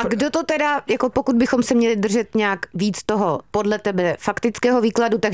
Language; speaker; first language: Czech; native; Czech